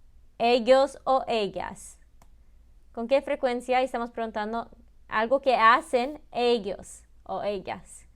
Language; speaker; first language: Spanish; early bilingual, heritage; Spanish